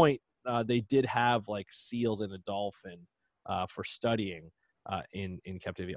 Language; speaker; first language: English; native; English